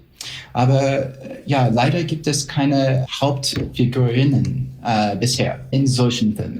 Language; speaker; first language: German; non-native, fluent; English